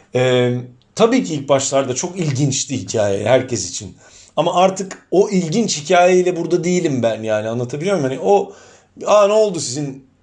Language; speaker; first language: Turkish; native; Turkish